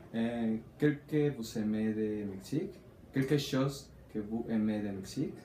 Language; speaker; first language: French; non-native, learner; Spanish